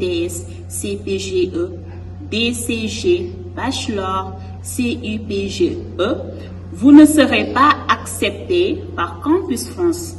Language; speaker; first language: French; non-native, local second language; Wolof